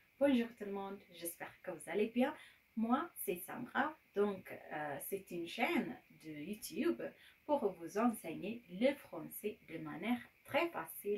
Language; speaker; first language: French; non-native, fluent; Amharic